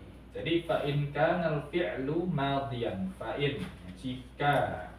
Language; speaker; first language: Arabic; non-native, fluent; Indonesian